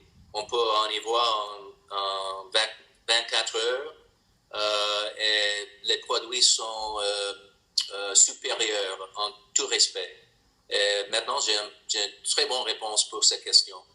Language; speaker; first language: French; non-native, learner; English